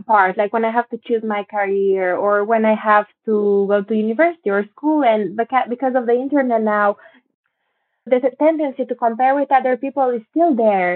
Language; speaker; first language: English; non-native, fluent; Romanian